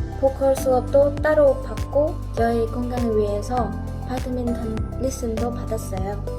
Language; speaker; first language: Korean; early bilingual, other home language; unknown